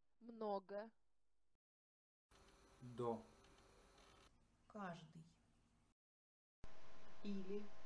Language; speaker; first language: Russian; non-native, learner; English